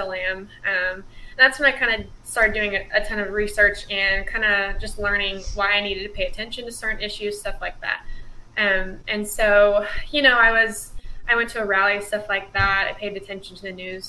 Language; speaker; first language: English; native; English